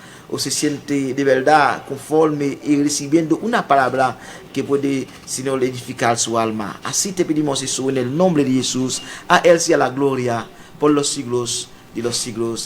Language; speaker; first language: Spanish; non-native, fluent; Haitian Creole